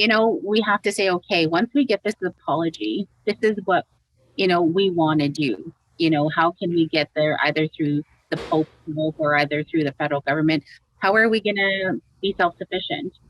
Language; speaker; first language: English; native; English